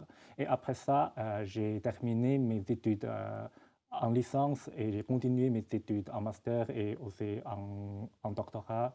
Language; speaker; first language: French; non-native, fluent; Chinese